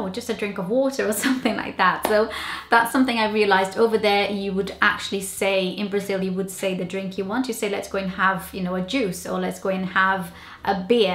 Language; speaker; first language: English; non-native, fluent; Portuguese